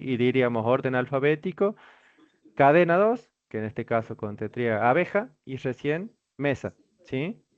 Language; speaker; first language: Spanish; native; Spanish